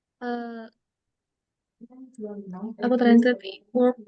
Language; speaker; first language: English; non-native, learner; Indonesian